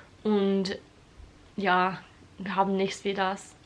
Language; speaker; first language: German; non-native, learner; English